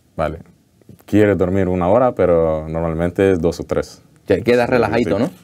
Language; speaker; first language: Spanish; non-native, learner; Dutch